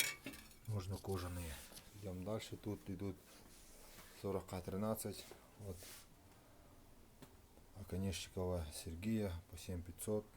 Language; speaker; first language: Russian; native; Russian